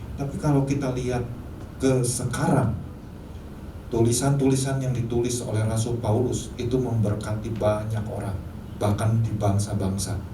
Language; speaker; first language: Indonesian; native; Indonesian